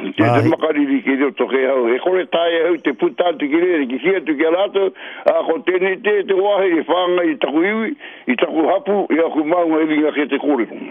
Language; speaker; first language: Māori; native; Māori